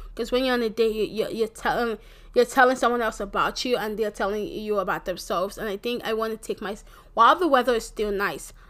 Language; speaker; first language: English; early bilingual, other home language; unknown